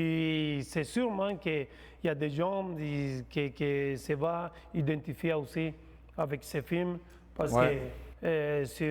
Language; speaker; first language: French; non-native, fluent; Spanish